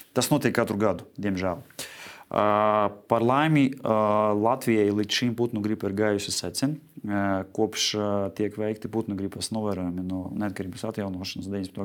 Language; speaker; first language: Latvian; non-native, local second language; Russian